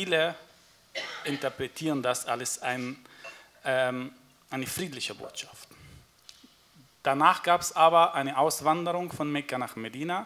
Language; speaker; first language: German; non-native, fluent; Arabic